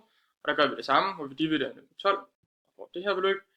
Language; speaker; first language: Danish; native; Danish